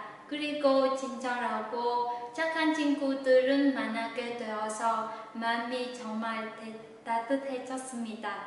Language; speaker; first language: Korean; non-native, learner; Vietnamese